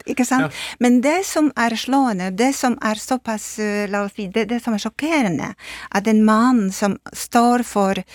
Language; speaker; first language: Norwegian; non-native, fluent; Polish